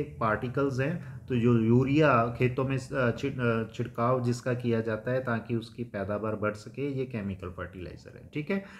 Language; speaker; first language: Hindi; non-native, local second language; Punjabi